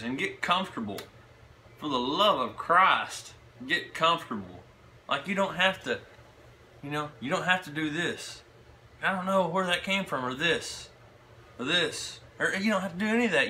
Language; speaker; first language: English; native; English